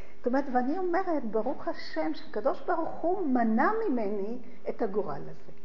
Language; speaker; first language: Hebrew; early bilingual, other home language; Polish